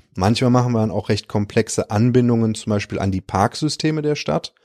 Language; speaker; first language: German; native; German